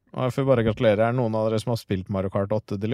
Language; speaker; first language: Norwegian; native; Norwegian